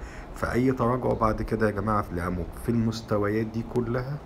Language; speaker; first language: Arabic; native; Arabic